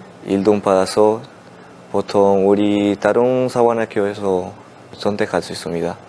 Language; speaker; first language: Korean; non-native, learner; Spanish